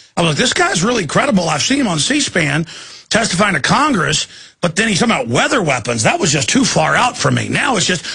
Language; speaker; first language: English; native; English